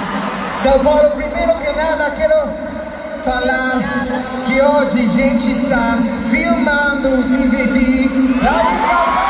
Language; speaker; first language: Portuguese; non-native, fluent; Spanish